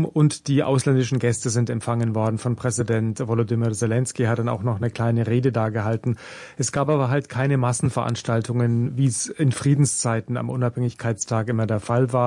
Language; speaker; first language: German; native; German